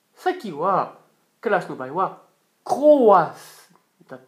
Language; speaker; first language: Japanese; non-native, fluent; French